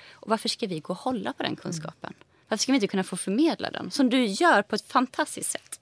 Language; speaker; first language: Swedish; early bilingual, other home language; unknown